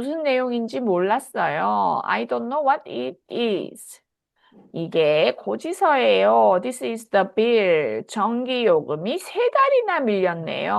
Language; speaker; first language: Korean; native; Korean